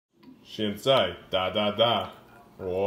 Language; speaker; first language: Chinese; non-native, learner; English